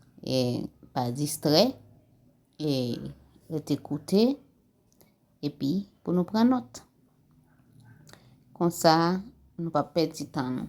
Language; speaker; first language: French; non-native, local second language; Haitian Creole